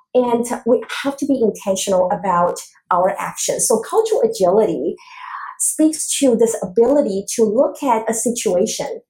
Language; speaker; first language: English; non-native, fluent; Chinese